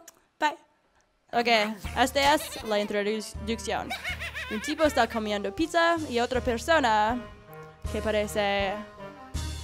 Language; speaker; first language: Spanish; non-native, learner; English